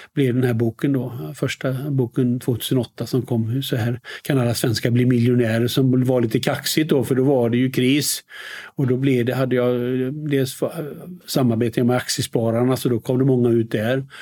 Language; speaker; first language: Swedish; native; Swedish